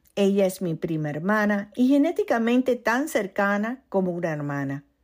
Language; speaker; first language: Spanish; early bilingual, heritage; Spanish